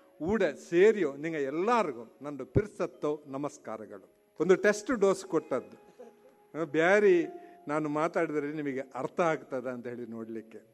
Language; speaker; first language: Kannada; non-native, local second language; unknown